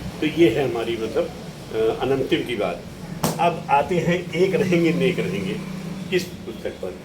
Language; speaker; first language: Hindi; native; Hindi